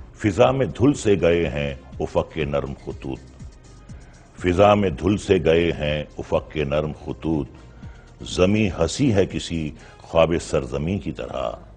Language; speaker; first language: Hindi; native; Hindi